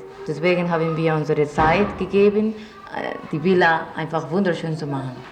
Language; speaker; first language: German; non-native, fluent; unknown